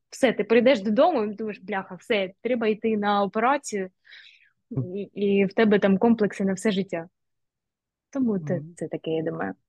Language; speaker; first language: Ukrainian; native; Ukrainian